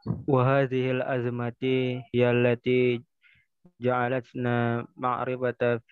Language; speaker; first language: Arabic; non-native, learner; Indonesian